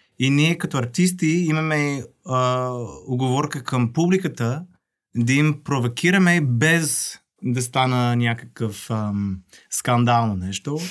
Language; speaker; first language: Bulgarian; non-native, fluent; English